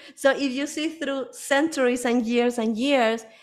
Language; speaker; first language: English; early bilingual, other home language; Spanish